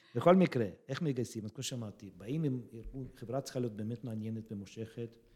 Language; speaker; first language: Hebrew; early bilingual, other home language; Russian